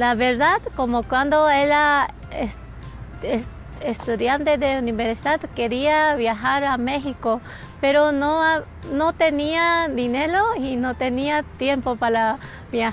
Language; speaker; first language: Spanish; non-native, learner; Japanese